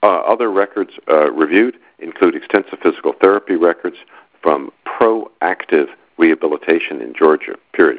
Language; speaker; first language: English; native; English